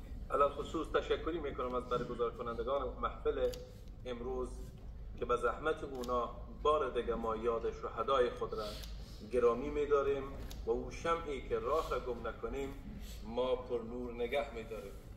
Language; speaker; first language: Persian; native; Persian